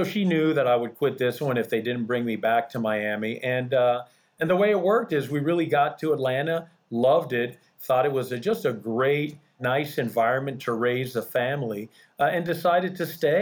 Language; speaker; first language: English; early bilingual, other home language; Spanish